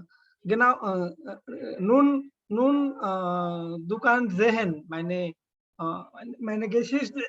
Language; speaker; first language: German; non-native, learner; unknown